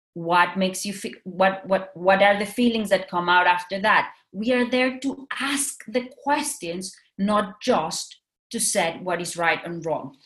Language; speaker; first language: English; non-native, fluent; Spanish